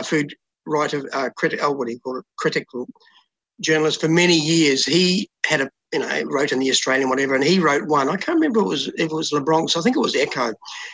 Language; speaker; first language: English; native; English